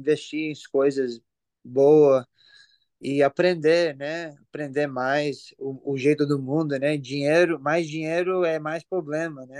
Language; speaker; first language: Portuguese; early bilingual, heritage; English